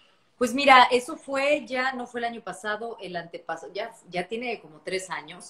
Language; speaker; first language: Spanish; native; Spanish